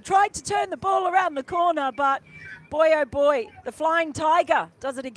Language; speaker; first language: English; native; English